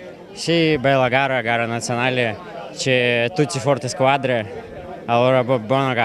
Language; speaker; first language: Italian; non-native, learner; Russian